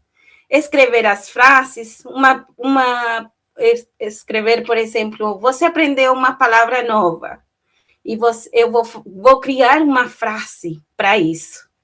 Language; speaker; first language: Portuguese; non-native, fluent; Spanish